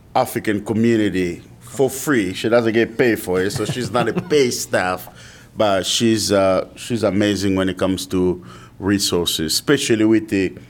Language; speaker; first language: English; non-native, fluent; French